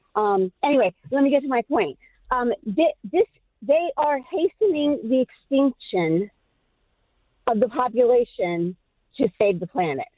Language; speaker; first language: English; native; English